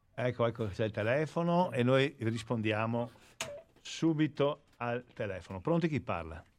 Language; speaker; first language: Italian; native; Italian